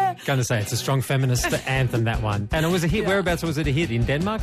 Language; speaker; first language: English; native; English